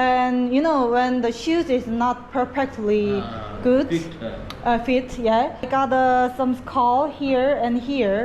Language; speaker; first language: English; non-native, learner; Korean